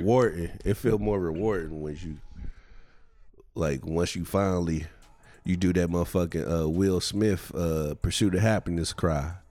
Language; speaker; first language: English; native; English